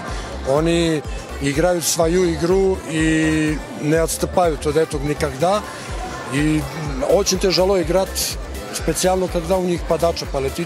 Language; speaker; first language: Russian; non-native, fluent; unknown